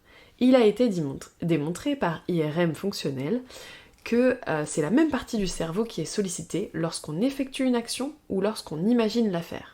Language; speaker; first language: French; native; French